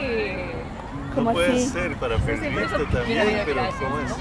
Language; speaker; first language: Spanish; non-native, learner; Korean